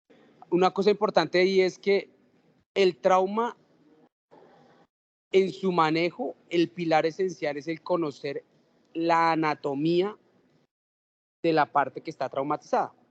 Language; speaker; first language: Spanish; native; Spanish